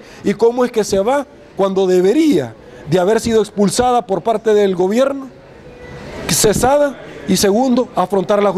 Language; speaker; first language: Spanish; native; Spanish